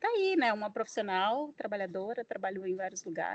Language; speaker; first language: Portuguese; native; Portuguese